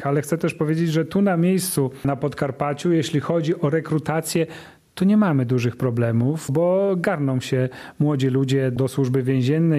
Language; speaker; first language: Polish; native; Polish